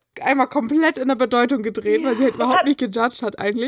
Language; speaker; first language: German; native; German